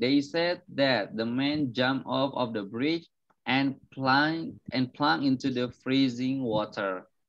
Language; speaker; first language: English; non-native, fluent; Indonesian